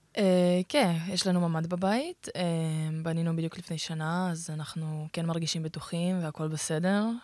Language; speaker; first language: Hebrew; early bilingual, other home language; Russian